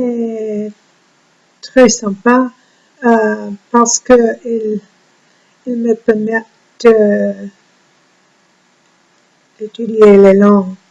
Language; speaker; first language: French; non-native, learner; English